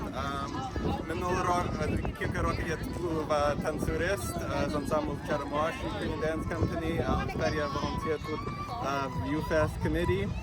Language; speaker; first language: Ukrainian; early bilingual, heritage; Ukrainian